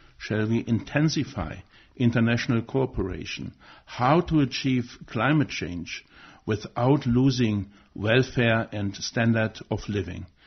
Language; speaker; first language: English; non-native, fluent; German